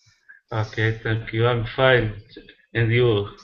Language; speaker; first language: English; non-native, learner; Portuguese